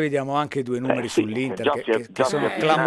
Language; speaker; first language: Italian; native; Italian